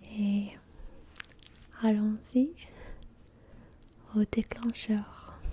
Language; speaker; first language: French; non-native, learner; English